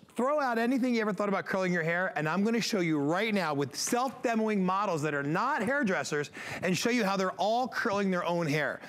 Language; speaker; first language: English; native; English